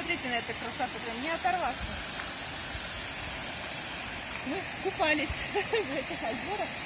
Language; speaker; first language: Russian; native; Russian